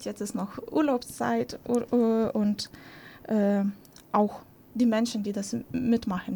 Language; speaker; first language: German; non-native, fluent; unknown